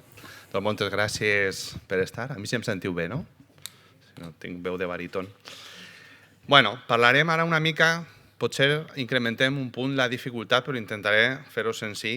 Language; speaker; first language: Catalan; native; Catalan